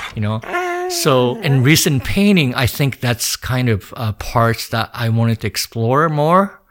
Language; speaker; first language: English; early bilingual, other home language; Japanese